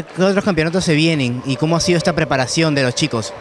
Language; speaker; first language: Spanish; native; Spanish